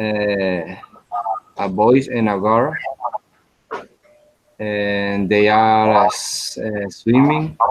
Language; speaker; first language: English; non-native, learner; Spanish